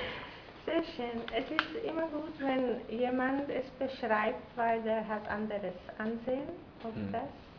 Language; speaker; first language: German; non-native, fluent; Czech